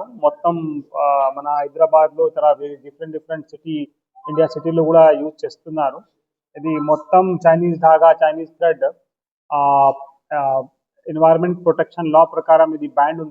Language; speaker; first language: Telugu; non-native, local second language; Urdu